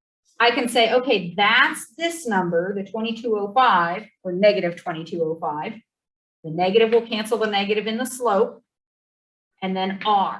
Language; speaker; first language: English; native; English